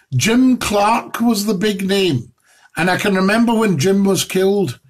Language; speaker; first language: English; native; English